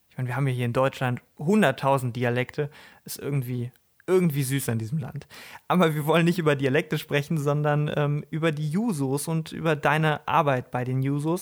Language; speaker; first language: German; native; German